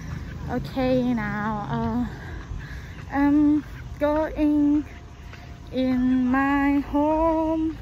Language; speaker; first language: English; non-native, learner; Thai